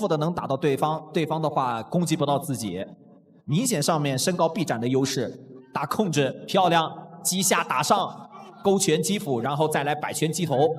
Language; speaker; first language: Chinese; native; Chinese